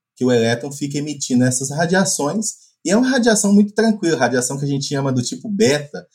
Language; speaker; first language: Portuguese; native; Portuguese